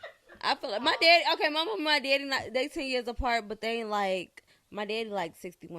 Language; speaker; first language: English; native; English